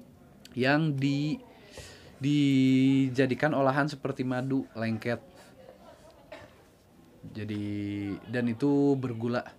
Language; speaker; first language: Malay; non-native, local second language; Sundanese